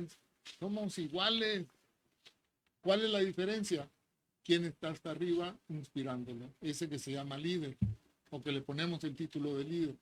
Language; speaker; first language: Spanish; native; Spanish